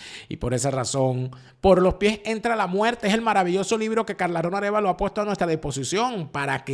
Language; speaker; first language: Spanish; native; Spanish